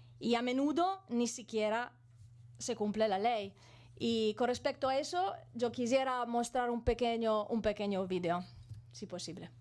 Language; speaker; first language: Spanish; non-native, fluent; Italian